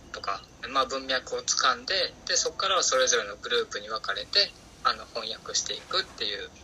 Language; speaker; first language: Japanese; native; Japanese